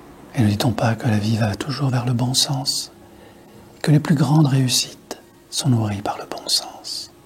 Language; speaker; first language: French; native; French